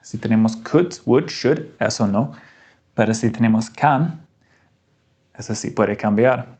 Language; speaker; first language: Spanish; non-native, fluent; English